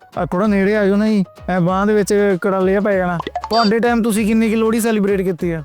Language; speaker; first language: Punjabi; native; Punjabi